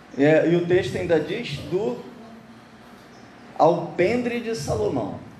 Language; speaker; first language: Portuguese; native; Portuguese